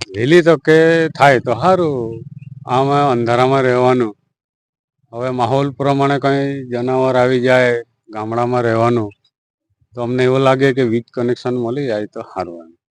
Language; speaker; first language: Gujarati; native; Gujarati